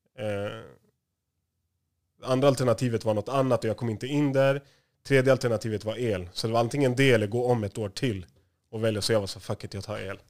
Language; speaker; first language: Swedish; native; Swedish